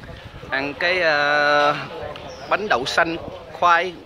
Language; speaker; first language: Vietnamese; early bilingual, heritage; Vietnamese